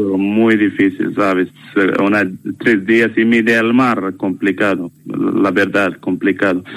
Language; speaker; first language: Spanish; non-native, learner; Arabic